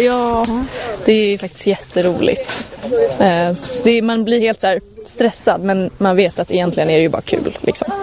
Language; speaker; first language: Swedish; native; Swedish